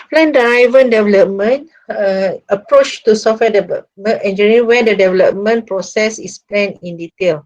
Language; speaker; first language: English; non-native, local second language; Malay